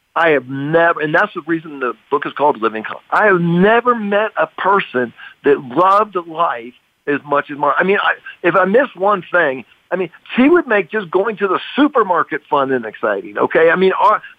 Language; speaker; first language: English; native; English